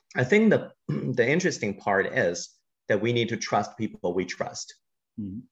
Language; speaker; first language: English; non-native, fluent; Chinese